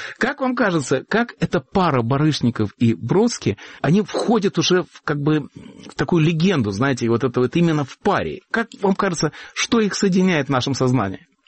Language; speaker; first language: Russian; native; Russian